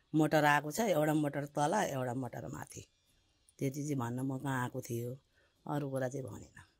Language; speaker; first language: Nepali; non-native, local second language; Maithili